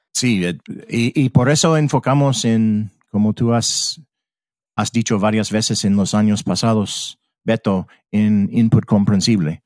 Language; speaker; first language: Spanish; early bilingual, heritage; English